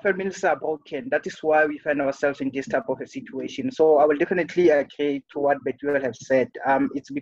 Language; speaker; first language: English; non-native, local second language; Southern Sotho